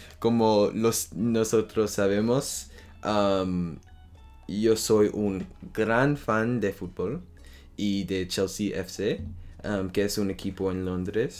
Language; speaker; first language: Spanish; non-native, learner; French